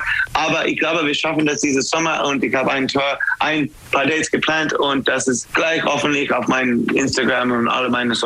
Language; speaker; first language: German; non-native, learner; English